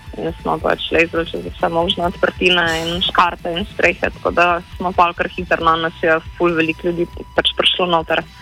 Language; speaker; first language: Slovenian; native; Slovenian